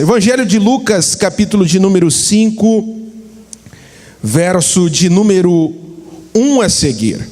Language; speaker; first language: Portuguese; native; Portuguese